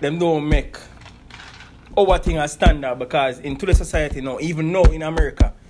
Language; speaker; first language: English; non-native, local second language; Jamaican Creole English